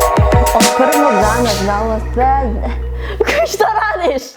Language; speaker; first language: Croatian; non-native, learner; English